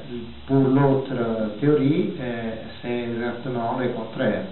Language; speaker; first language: French; non-native, fluent; Italian